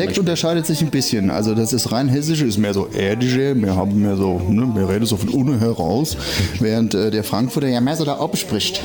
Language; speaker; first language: German; native; German